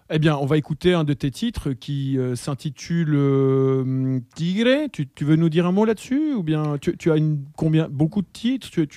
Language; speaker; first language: French; native; French